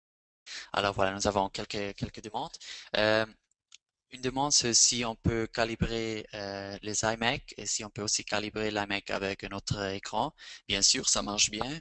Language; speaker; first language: French; non-native, fluent; Spanish